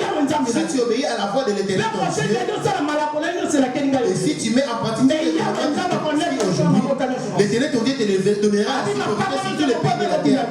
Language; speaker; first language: French; non-native, local second language; Lingala